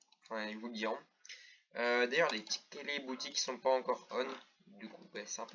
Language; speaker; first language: French; native; French